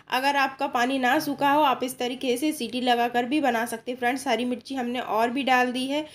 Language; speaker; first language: Hindi; non-native, local second language; Odia